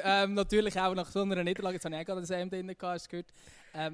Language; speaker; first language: German; native; German